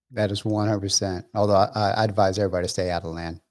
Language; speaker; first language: English; early bilingual, other home language; Vietnamese